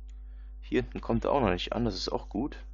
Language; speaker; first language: German; native; German